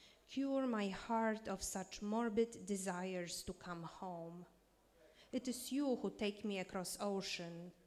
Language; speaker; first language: English; non-native, fluent; Polish